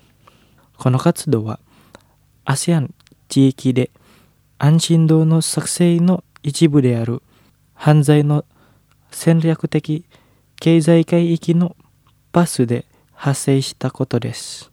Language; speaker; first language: Japanese; non-native, fluent; Indonesian